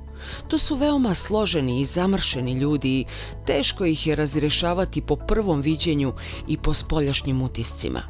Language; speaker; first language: Bosnian; native; Bosnian